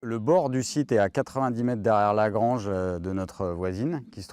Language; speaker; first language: French; native; French